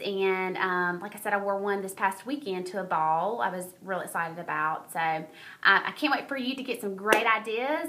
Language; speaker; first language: English; native; English